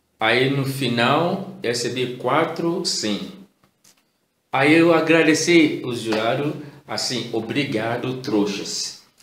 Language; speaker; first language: Portuguese; non-native, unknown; Yoruba